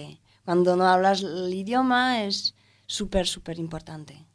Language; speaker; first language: Spanish; non-native, fluent; French